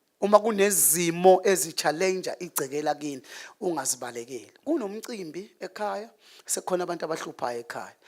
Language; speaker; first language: Zulu; native; Zulu